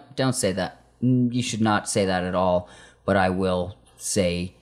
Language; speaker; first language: English; native; English